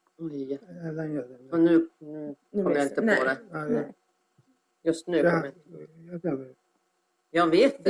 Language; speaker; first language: Swedish; non-native, fluent; Persian